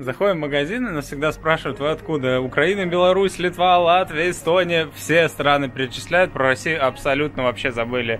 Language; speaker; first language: Russian; native; Russian